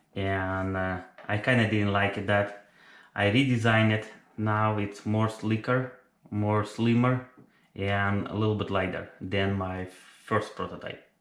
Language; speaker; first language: English; non-native, fluent; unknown